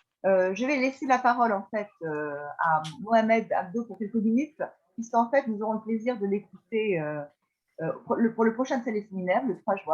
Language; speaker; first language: French; native; French